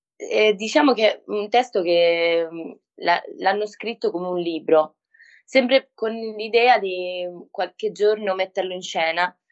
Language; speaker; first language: Italian; non-native, fluent; Spanish